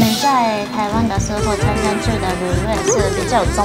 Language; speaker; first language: Chinese; non-native, fluent; Japanese